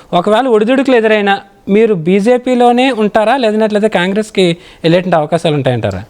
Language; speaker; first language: Telugu; native; Telugu